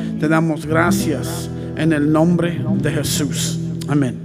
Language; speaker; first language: Spanish; early bilingual, heritage; Spanish